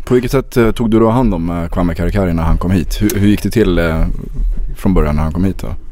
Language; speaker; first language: Swedish; native; Swedish